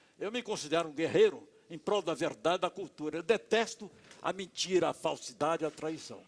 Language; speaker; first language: Portuguese; native; Portuguese